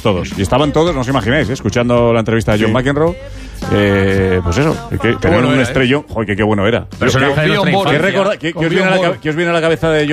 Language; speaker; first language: Spanish; native; Spanish